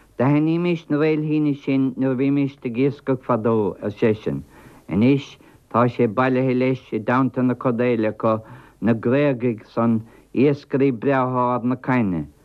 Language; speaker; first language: Irish; non-native, local second language; English